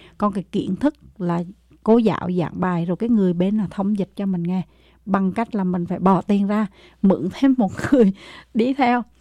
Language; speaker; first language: Vietnamese; native; Vietnamese